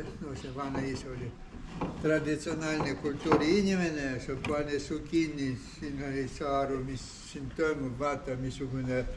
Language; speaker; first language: Estonian; non-native, learner; Ukrainian